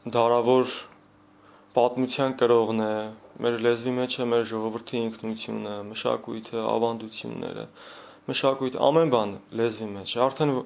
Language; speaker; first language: Armenian; native; Armenian